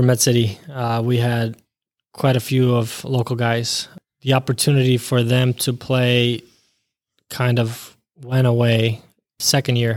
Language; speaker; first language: English; early bilingual, other home language; Bosnian